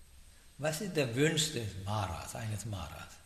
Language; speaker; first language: German; non-native, learner; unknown